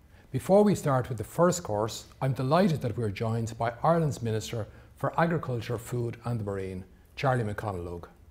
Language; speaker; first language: English; native; English